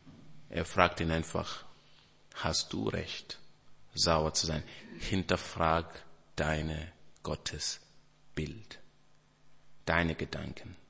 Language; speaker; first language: German; non-native, fluent; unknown